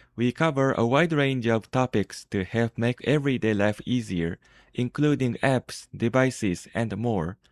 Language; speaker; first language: English; non-native, learner; Japanese